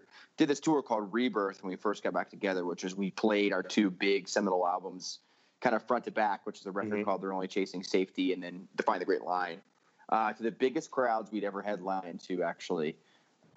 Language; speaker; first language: English; native; English